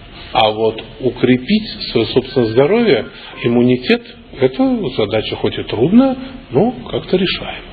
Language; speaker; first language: Russian; native; Russian